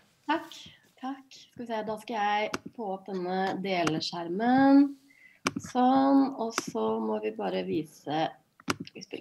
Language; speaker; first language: Norwegian; native; Norwegian